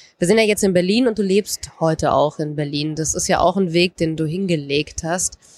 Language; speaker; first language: German; native; German